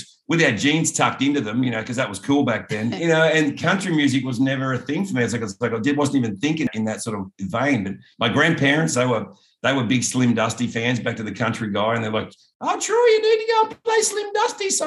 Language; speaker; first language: English; native; English